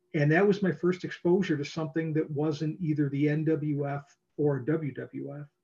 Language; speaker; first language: English; native; English